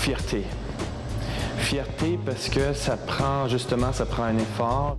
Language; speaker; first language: French; native; French